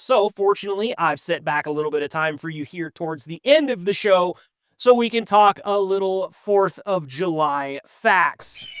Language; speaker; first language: English; native; English